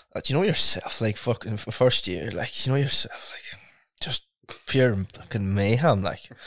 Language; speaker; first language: English; native; English